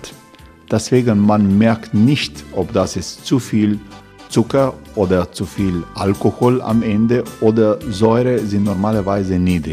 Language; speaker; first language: German; non-native, learner; Croatian